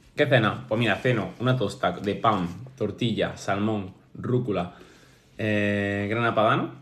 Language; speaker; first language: Spanish; native; Spanish